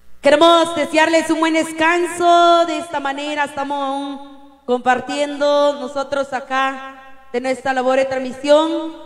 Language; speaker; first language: Spanish; native; Spanish